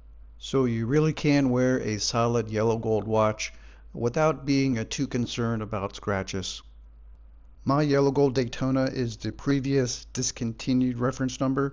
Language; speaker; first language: English; native; English